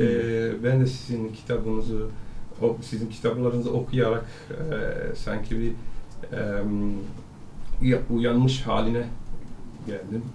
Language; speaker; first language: Turkish; non-native, learner; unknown